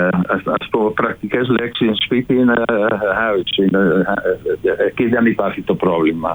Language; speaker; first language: Greek; non-native, fluent; Dutch